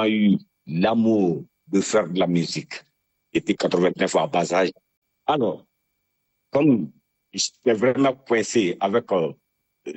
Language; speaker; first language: French; non-native, local second language; Bambara